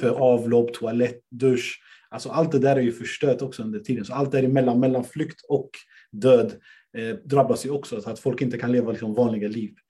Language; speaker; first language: Swedish; native; Swedish